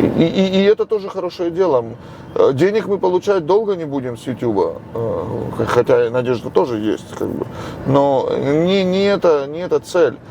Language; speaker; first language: Russian; non-native, local second language; Georgian